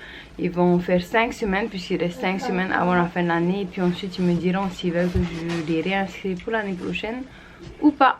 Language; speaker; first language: French; native; French